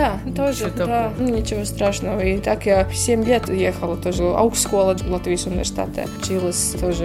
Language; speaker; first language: Russian; non-native, local second language; Latvian